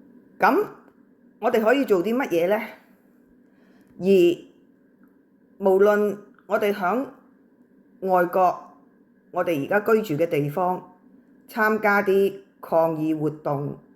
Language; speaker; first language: Cantonese; native; Cantonese